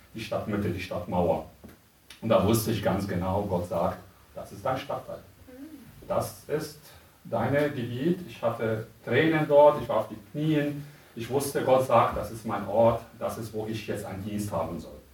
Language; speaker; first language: German; non-native, learner; Arabic